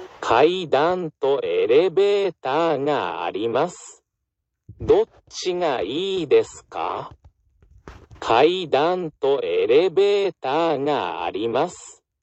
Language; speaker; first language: Japanese; non-native, learner; English